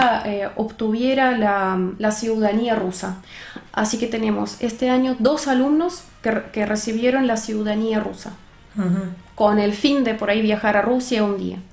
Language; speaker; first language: Spanish; non-native, fluent; Russian